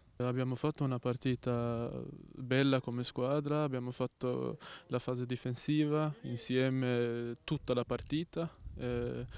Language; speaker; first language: Italian; non-native, learner; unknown